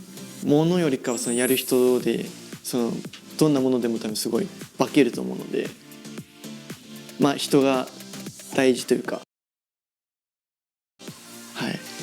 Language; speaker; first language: Japanese; native; Japanese